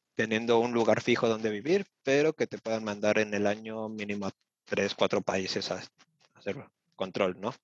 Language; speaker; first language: Spanish; native; Spanish